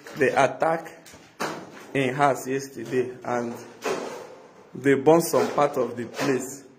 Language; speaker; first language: Nigerian Pidgin; non-native, local second language; Igbo